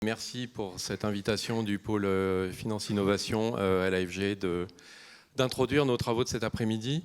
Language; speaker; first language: French; native; French